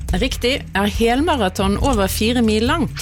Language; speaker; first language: Norwegian; native; Norwegian